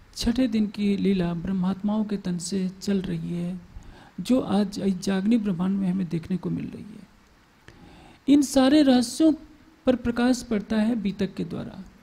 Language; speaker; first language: Hindi; native; Hindi